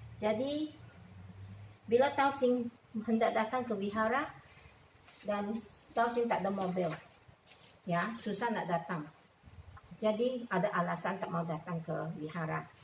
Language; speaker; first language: Malay; non-native, local second language; Chinese